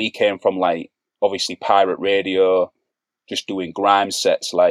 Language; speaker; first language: English; native; English